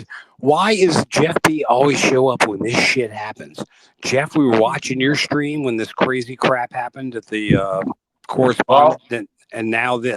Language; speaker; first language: English; native; English